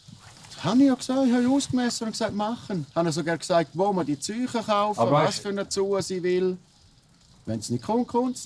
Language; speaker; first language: German; native; German